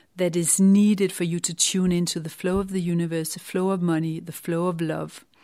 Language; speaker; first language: English; non-native, fluent; Danish